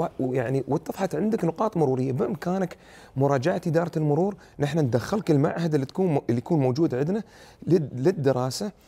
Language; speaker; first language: Arabic; native; Arabic